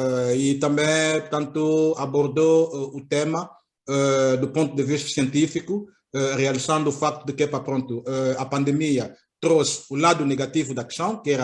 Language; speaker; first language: Portuguese; native; Portuguese